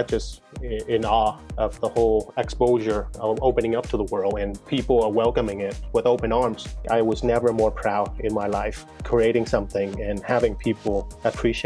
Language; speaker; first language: English; non-native, fluent; Vietnamese